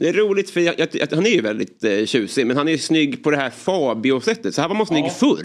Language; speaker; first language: Swedish; native; Swedish